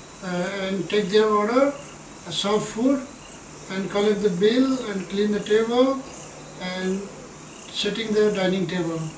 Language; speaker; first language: English; non-native, learner; Nepali